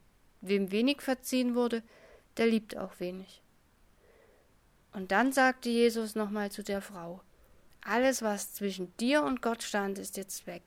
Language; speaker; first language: German; native; German